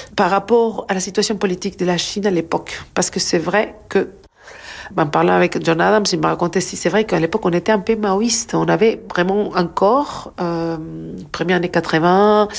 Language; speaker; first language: French; non-native, fluent; Spanish